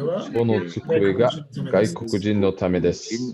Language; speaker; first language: Japanese; non-native, learner; English